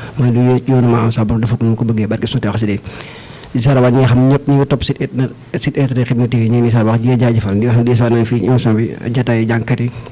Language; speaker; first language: Wolof; native; Wolof